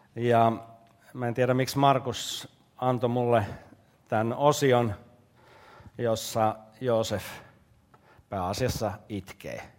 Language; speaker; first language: Finnish; native; Finnish